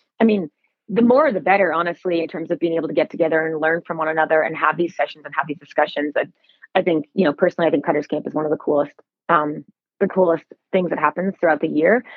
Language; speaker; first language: English; native; English